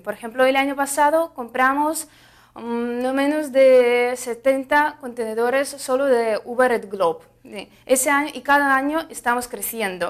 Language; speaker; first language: Spanish; non-native, fluent; Russian